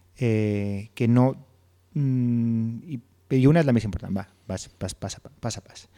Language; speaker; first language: Catalan; native; Catalan